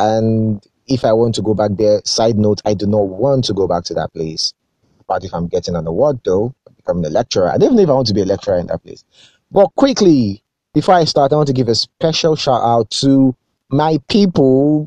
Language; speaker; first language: English; non-native, local second language; Yoruba